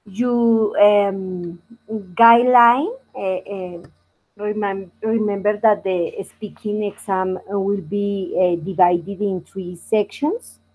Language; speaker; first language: English; non-native, learner; Spanish